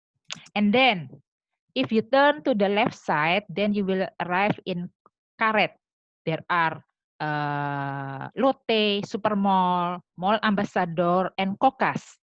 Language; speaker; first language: English; non-native, learner; Indonesian